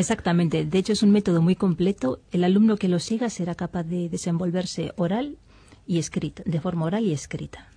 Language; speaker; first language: Spanish; native; Spanish